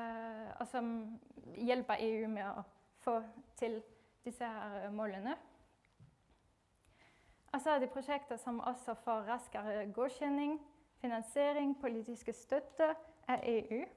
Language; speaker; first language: Norwegian; non-native, fluent; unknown